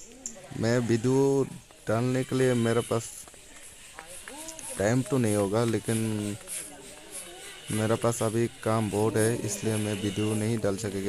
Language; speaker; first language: Hindi; non-native, local second language; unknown